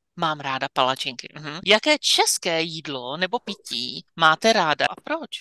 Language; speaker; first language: Czech; native; Czech